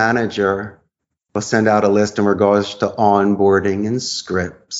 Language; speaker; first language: English; native; English